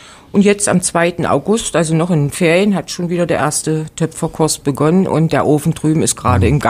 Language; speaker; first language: German; native; German